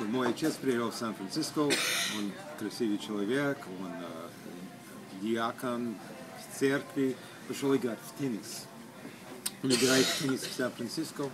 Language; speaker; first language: Russian; early bilingual, heritage; Russian